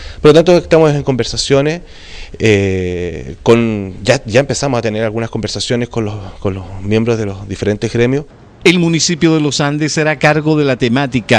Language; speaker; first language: Spanish; native; Spanish